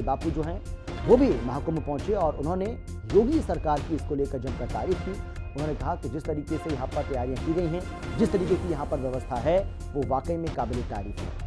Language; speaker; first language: Hindi; native; Hindi